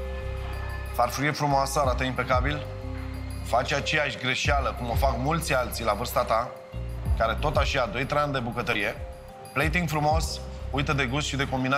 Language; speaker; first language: Romanian; native; Romanian